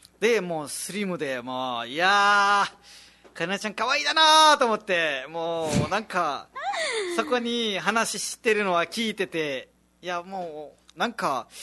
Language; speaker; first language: Japanese; non-native, fluent; Nepali